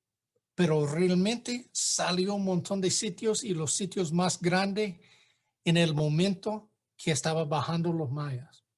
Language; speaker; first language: Spanish; non-native, fluent; English